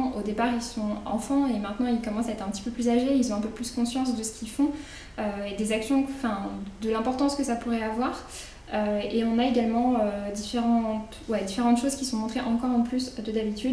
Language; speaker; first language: French; native; French